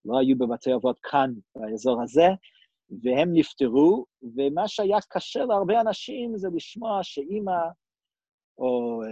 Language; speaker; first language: Hebrew; non-native, fluent; English